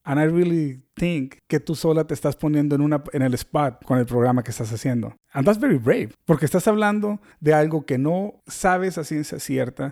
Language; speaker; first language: Spanish; native; Spanish